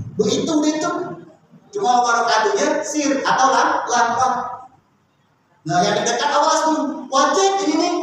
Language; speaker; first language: Indonesian; native; Indonesian